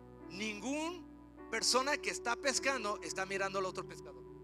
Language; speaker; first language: Spanish; early bilingual, heritage; Spanish